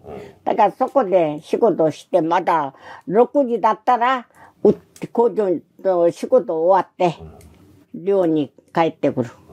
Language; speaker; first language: Japanese; non-native, learner; Korean